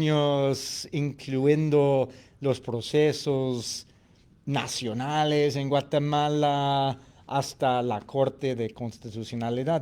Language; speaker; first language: Spanish; non-native, fluent; English